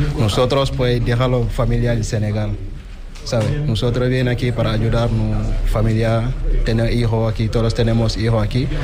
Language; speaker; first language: Spanish; non-native, learner; Wolof